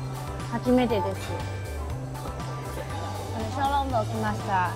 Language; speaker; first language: Japanese; non-native, fluent; Chinese